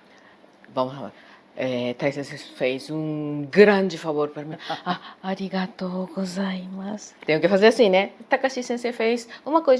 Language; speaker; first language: Portuguese; non-native, fluent; Japanese